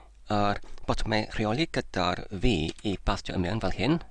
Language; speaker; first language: Welsh; non-native, learner; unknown